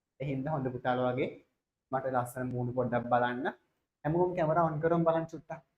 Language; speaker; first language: Sinhala; non-native, local second language; Tamil